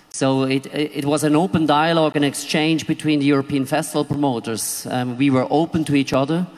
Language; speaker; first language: English; non-native, fluent; Swiss German